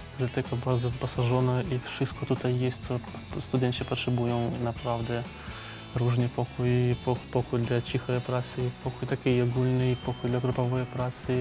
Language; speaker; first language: Polish; non-native, learner; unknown